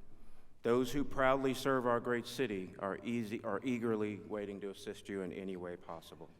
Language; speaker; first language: English; native; English